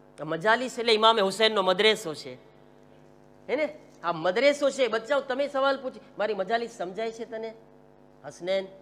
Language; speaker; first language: Gujarati; early bilingual, heritage; Gujarati